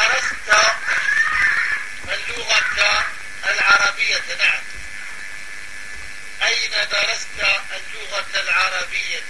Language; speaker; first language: Arabic; non-native, fluent; French